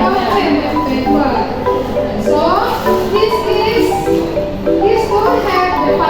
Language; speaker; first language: English; non-native, learner; Indonesian